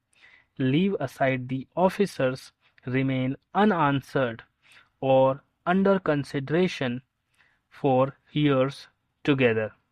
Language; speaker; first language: English; non-native, local second language; Hindi